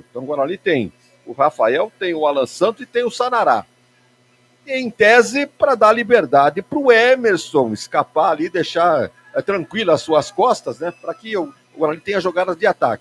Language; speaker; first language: Portuguese; native; Portuguese